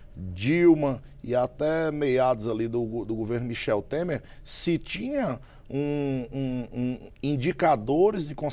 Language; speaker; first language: Portuguese; native; Portuguese